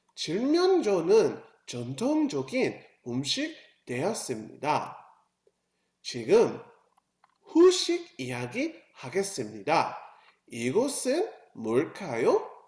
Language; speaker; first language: Korean; non-native, learner; English